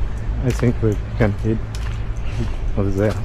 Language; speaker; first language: English; non-native, learner; French